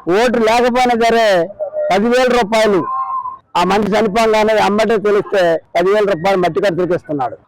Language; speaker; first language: Telugu; native; Telugu